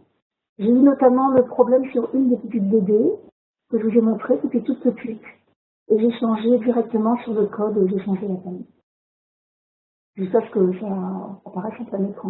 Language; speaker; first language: French; native; French